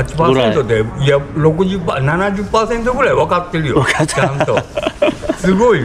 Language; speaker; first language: Japanese; native; Japanese